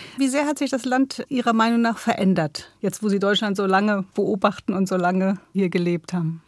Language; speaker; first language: German; native; German